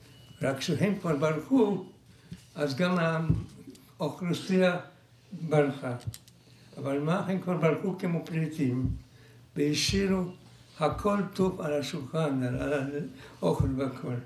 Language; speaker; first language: Hebrew; non-native, fluent; Polish